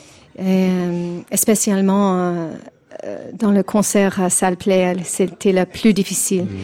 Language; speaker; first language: French; non-native, fluent; English